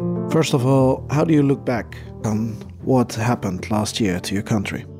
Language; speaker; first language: English; non-native, fluent; Dutch